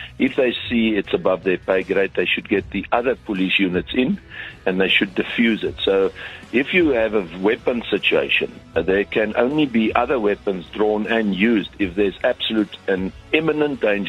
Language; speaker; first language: English; non-native, local second language; Afrikaans